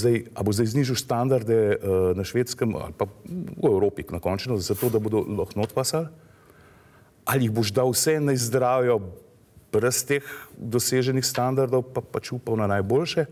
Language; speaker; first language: Slovenian; native; Slovenian